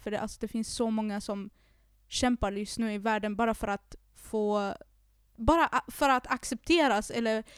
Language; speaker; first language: Swedish; early bilingual, other home language; Arabic